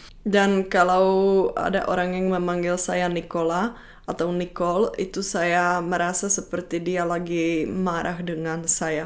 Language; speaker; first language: Indonesian; non-native, fluent; Czech